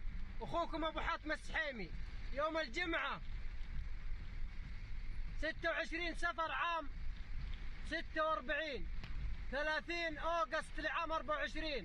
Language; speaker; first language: Arabic; native; Arabic